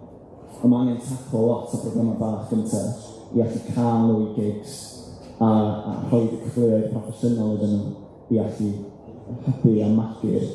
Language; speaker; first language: Welsh; native; Welsh